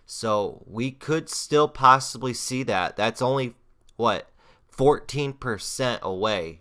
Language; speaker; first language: English; native; English